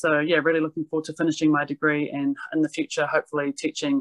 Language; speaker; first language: English; non-native, local second language; Māori